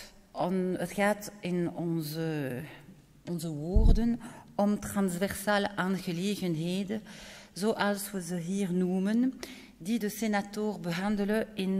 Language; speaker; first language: Dutch; non-native, local second language; French